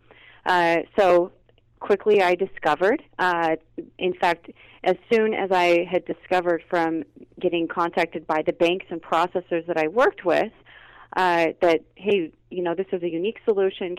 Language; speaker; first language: English; native; English